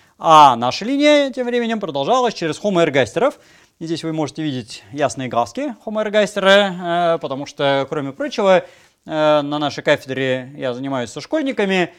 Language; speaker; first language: Russian; native; Russian